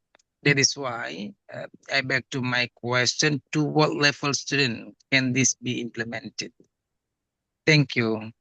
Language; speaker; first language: English; non-native, fluent; Indonesian